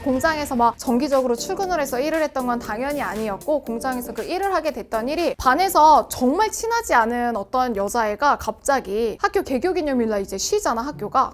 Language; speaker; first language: Korean; native; Korean